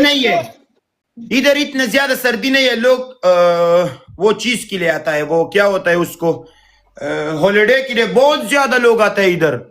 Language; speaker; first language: Hindi; non-native, fluent; Pashto